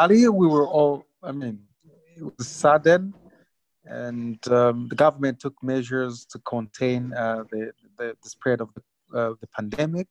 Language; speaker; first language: English; non-native, local second language; Kinyarwanda